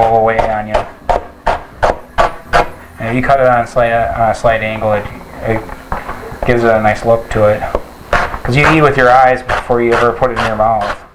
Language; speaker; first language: English; native; English